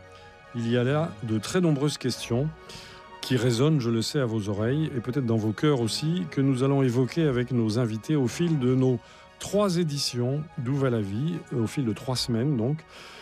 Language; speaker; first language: French; native; French